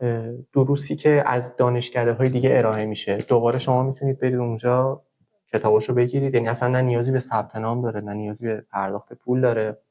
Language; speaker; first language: Persian; native; Persian